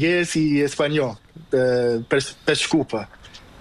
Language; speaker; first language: Spanish; non-native, learner; Portuguese